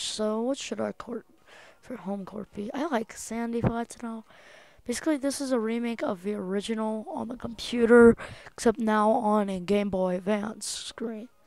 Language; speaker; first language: English; native; English